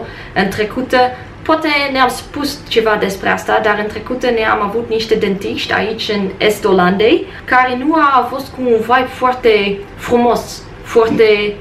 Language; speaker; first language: Romanian; non-native, learner; Dutch